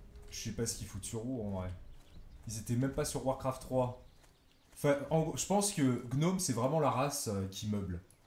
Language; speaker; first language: French; native; French